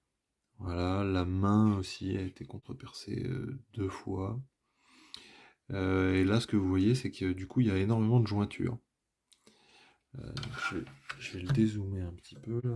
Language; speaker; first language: French; native; French